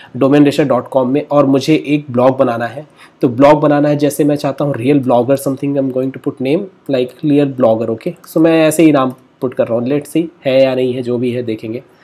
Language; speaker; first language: Hindi; native; Hindi